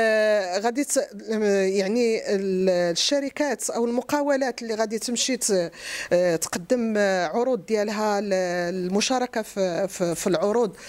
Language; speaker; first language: Arabic; native; Arabic